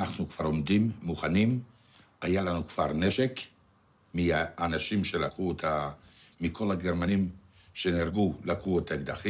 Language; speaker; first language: Hebrew; non-native, fluent; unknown